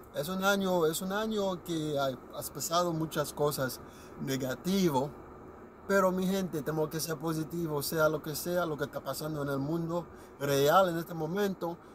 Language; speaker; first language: Spanish; non-native, fluent; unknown